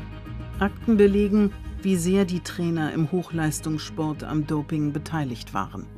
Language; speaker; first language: German; native; German